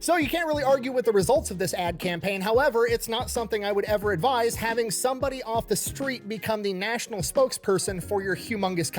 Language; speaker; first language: English; native; English